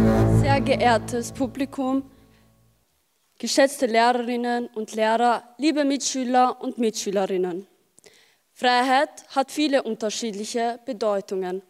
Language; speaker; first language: German; early bilingual, other home language; Albanian